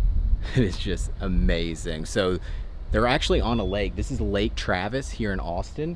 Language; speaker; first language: English; native; English